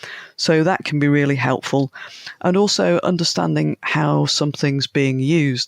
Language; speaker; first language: English; native; English